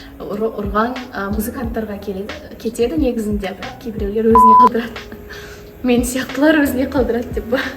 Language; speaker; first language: Kazakh; non-native, local second language; Kurdish